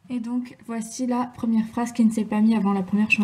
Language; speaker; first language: French; native; French